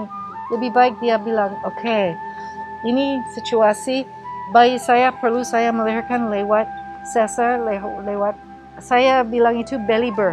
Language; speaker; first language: Indonesian; non-native, learner; English